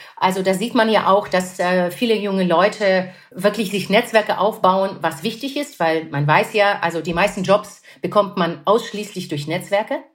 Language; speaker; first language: German; non-native, fluent; Russian